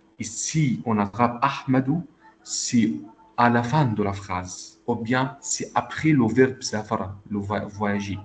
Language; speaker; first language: French; non-native, local second language; Arabic